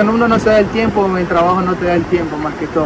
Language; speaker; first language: Spanish; native; Spanish